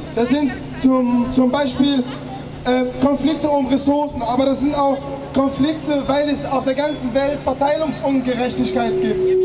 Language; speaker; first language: German; early bilingual, other home language; Arabic